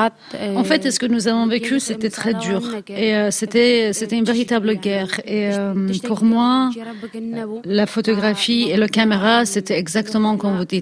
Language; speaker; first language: French; non-native, fluent; Kurdish